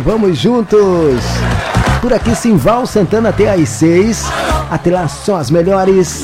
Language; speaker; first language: Portuguese; native; Portuguese